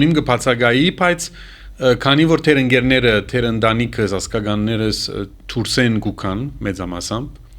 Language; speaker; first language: Armenian; early bilingual, heritage; Armenian